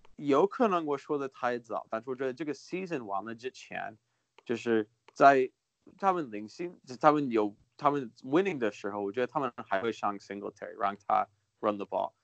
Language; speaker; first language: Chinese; early bilingual, heritage; Chinese